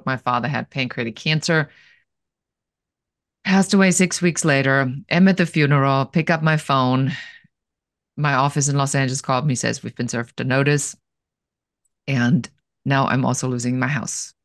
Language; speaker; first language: English; non-native, fluent; German